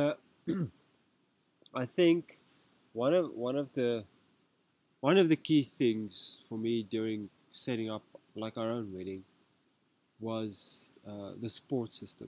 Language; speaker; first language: English; non-native, local second language; Afrikaans